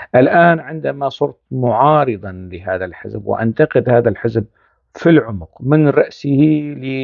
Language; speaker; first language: Arabic; non-native, local second language; Kurdish